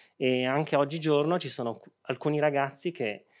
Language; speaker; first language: Italian; early bilingual, other home language; Arabic